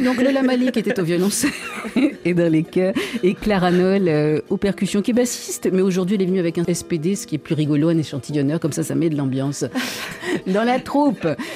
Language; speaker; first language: French; native; French